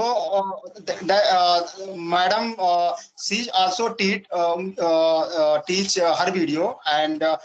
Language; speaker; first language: English; non-native, learner; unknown